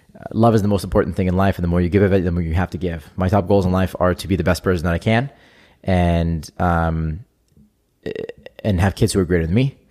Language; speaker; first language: English; non-native, fluent; Hebrew